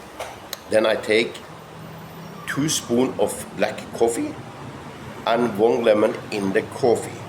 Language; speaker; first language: English; non-native, fluent; Norwegian